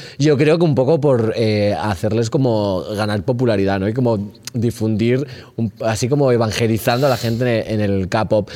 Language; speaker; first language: Spanish; native; Spanish